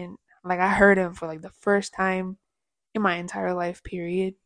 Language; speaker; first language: English; early bilingual, other home language; Spanish